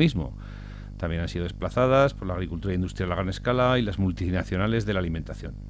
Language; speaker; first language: Spanish; native; Spanish